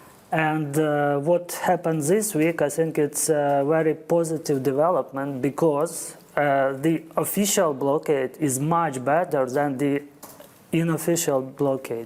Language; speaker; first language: English; non-native, fluent; Ukrainian